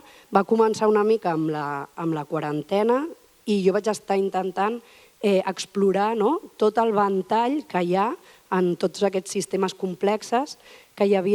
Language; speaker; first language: Catalan; native; Catalan